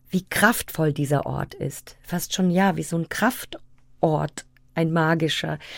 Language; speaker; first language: German; native; German